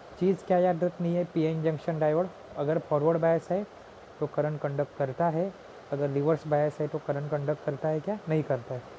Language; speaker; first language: Hindi; non-native, local second language; Marathi